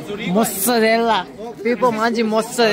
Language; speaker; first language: Italian; non-native, learner; Hindi